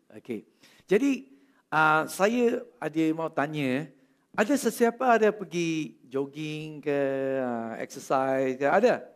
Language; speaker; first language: Malay; non-native, local second language; Chinese